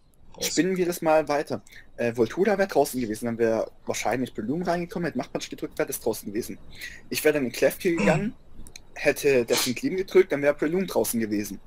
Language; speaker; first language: German; native; German